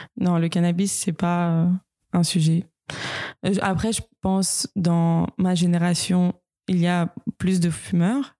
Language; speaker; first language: French; non-native, fluent; Russian